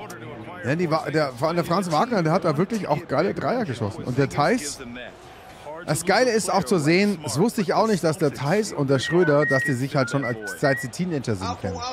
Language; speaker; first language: German; native; German